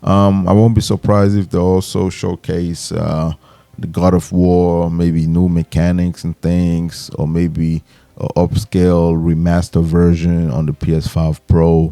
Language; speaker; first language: English; native; English